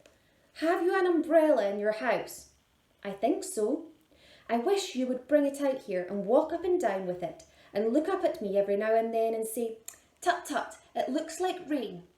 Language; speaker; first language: English; native; English